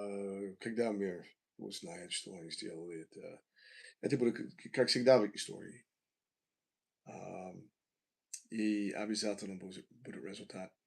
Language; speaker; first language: Russian; non-native, learner; English